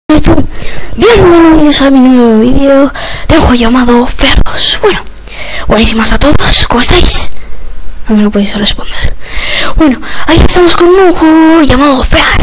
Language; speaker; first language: Spanish; native; Spanish